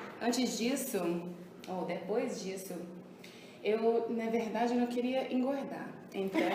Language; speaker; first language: Portuguese; early bilingual, heritage; English